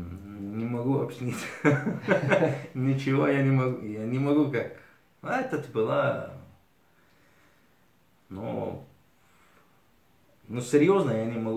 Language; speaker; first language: Russian; early bilingual, heritage; Arabic